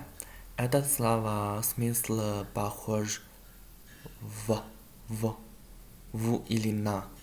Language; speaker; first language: Russian; non-native, learner; Chinese